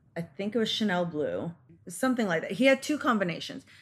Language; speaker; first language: English; native; English